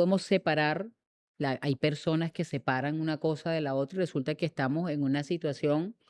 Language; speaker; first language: Spanish; native; Spanish